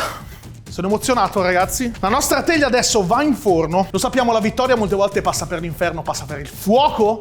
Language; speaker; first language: Italian; native; Italian